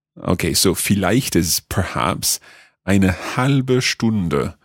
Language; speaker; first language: German; non-native, learner; English